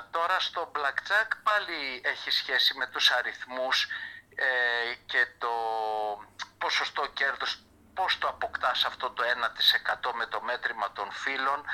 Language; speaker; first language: Greek; early bilingual, heritage; Greek